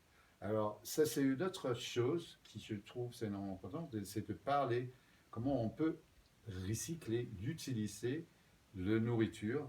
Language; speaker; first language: French; non-native, fluent; Danish